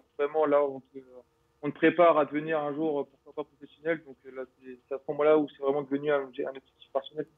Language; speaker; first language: French; native; French